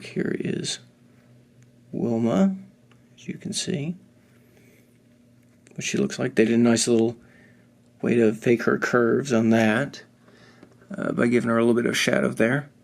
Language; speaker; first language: English; native; English